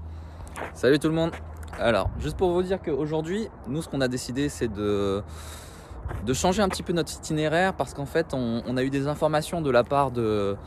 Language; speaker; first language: French; native; French